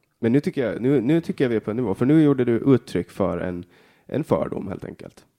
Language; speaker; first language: Swedish; native; Swedish